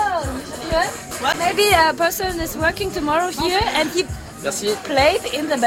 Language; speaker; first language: English; non-native, learner; German